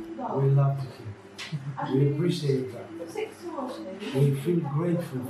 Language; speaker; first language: English; non-native, learner; Greek